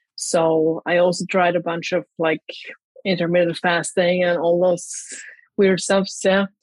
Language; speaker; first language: English; non-native, fluent; German